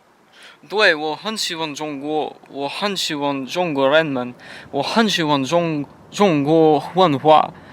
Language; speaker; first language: Chinese; non-native, learner; English